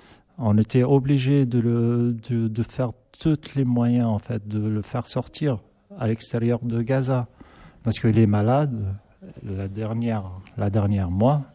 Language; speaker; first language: French; non-native, learner; Arabic